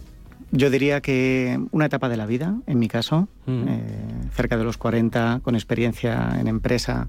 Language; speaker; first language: Spanish; native; Spanish